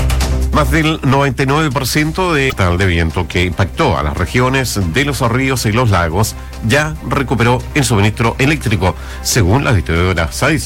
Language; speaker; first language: Spanish; native; Spanish